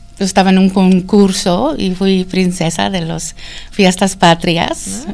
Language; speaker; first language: Spanish; early bilingual, heritage; Spanish